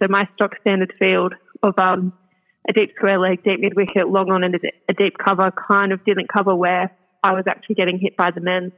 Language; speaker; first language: English; native; English